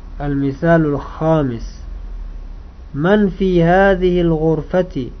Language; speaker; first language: Arabic; non-native, fluent; Uzbek